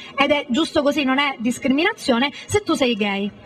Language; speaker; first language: Italian; native; Italian